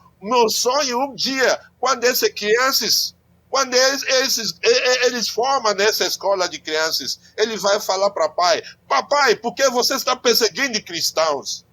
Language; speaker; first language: Portuguese; non-native, learner; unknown